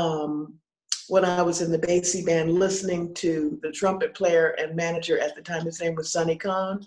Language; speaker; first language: English; native; English